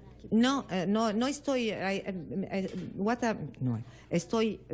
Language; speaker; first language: Spanish; non-native, learner; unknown